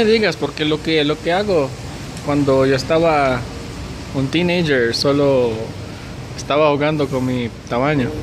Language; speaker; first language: Spanish; non-native, fluent; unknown